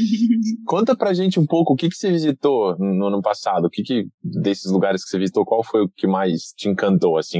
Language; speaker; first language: Portuguese; native; Portuguese